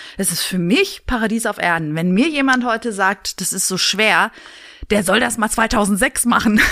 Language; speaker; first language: German; early bilingual, other home language; Greek